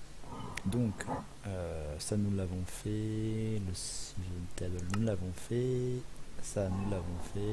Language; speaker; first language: French; native; French